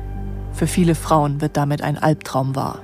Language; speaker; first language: German; native; German